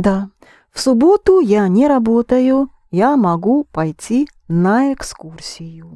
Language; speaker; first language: Russian; non-native, fluent; English